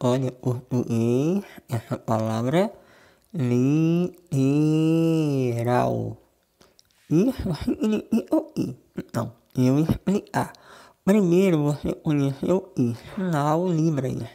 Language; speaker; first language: Portuguese; non-native, local second language; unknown